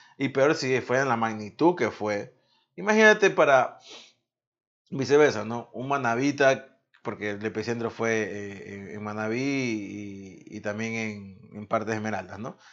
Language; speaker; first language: Spanish; native; Spanish